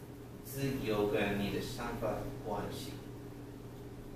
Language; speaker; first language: Chinese; non-native, fluent; English